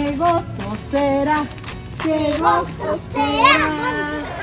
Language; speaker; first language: Spanish; native; Spanish